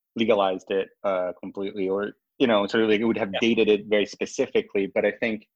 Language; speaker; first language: English; non-native, fluent; Portuguese